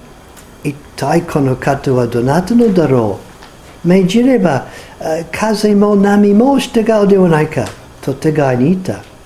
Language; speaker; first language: Japanese; non-native, fluent; English